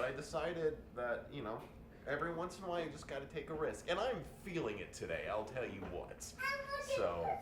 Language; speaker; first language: English; native; English